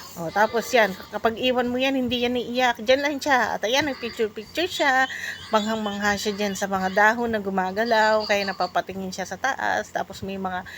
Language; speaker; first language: Filipino; native; Filipino